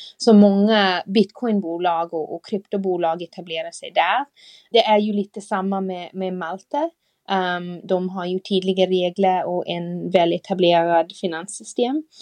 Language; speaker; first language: Swedish; non-native, fluent; English